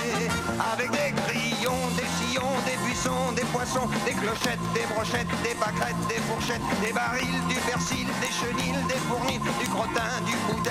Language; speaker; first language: French; native; French